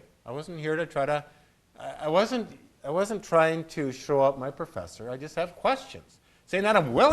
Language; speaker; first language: English; native; English